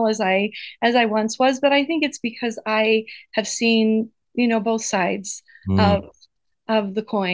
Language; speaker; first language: English; native; English